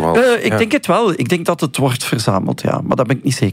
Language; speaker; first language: Dutch; native; Dutch